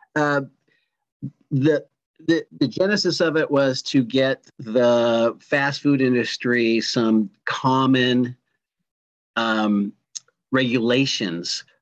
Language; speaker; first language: English; native; English